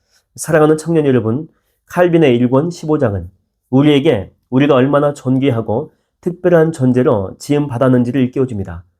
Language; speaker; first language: Korean; native; Korean